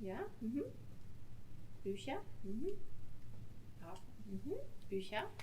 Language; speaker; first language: German; non-native, fluent; English